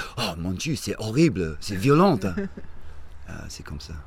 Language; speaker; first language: French; non-native, fluent; English